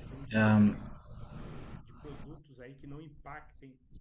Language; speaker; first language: Portuguese; native; Portuguese